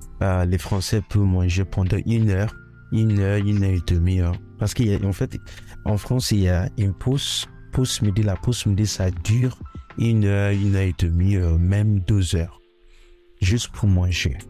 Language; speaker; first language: French; non-native, fluent; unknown